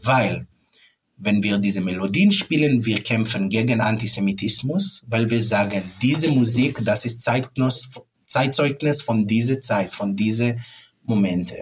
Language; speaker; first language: German; non-native, fluent; Hebrew